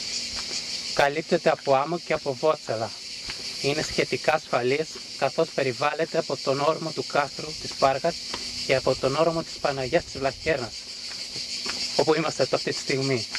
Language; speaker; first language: Greek; native; Greek